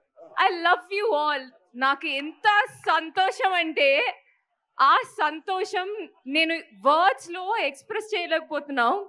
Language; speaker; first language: Telugu; non-native, local second language; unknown